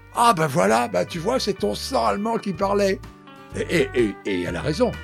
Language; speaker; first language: French; native; French